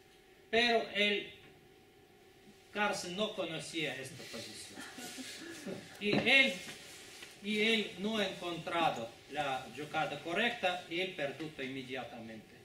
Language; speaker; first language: Italian; non-native, learner; Spanish